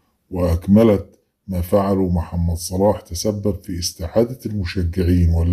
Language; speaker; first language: Arabic; native; Arabic